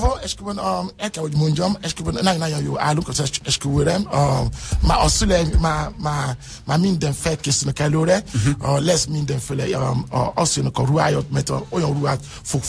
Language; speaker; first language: Hungarian; non-native, learner; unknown